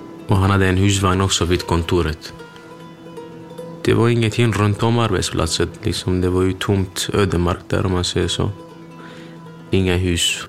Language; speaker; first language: Swedish; early bilingual, other home language; Kurdish